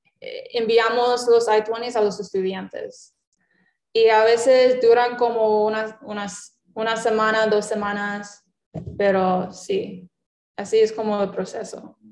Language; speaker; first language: Spanish; non-native, fluent; English